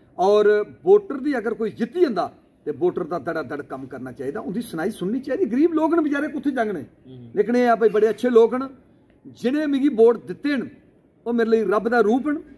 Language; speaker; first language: Punjabi; non-native, local second language; Dogri